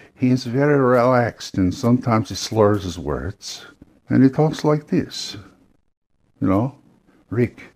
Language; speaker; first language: English; native; English